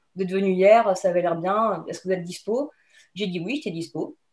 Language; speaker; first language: French; native; French